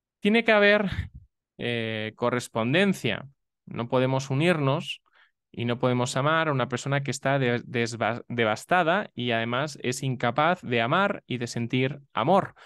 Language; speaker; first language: Spanish; native; Spanish